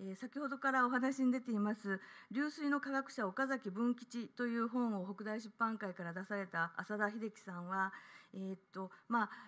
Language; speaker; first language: Japanese; native; Japanese